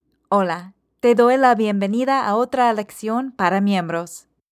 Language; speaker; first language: Spanish; non-native, fluent; English